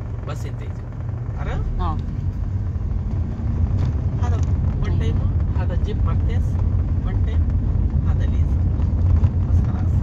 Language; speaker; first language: Arabic; non-native, learner; Hindi